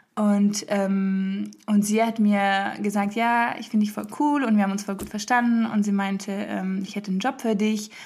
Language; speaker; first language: German; early bilingual, heritage; German